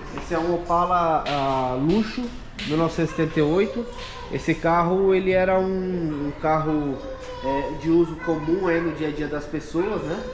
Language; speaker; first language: Portuguese; native; Portuguese